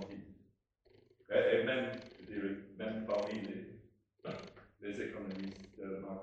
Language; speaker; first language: French; non-native, fluent; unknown